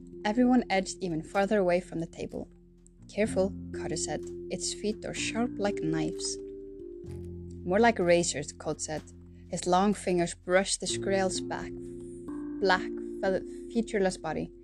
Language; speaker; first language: English; non-native, fluent; Icelandic